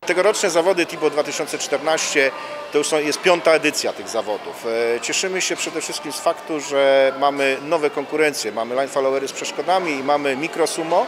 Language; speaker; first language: Polish; native; Polish